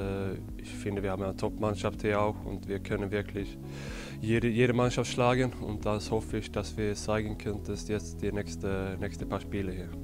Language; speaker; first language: German; non-native, fluent; Swedish